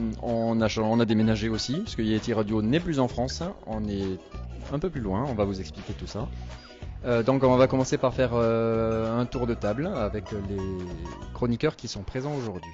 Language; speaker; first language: French; native; French